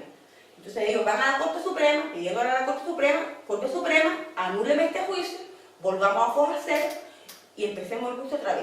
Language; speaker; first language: Spanish; native; Spanish